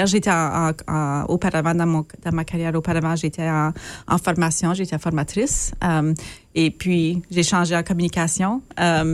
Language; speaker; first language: French; native; French